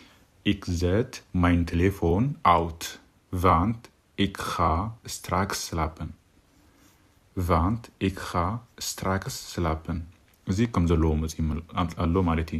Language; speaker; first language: Dutch; non-native, fluent; Tigrinya